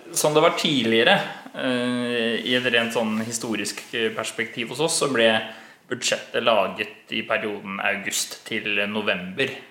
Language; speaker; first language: Norwegian; native; Norwegian